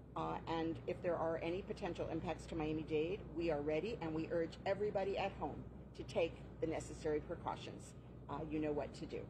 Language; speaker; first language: English; native; English